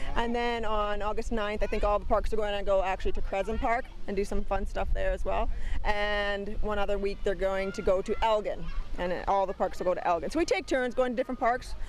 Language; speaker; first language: English; native; English